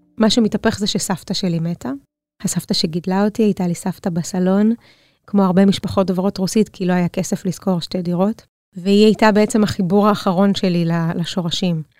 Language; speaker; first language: Hebrew; early bilingual, other home language; Russian